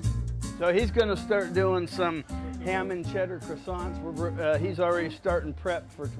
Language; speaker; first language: English; native; English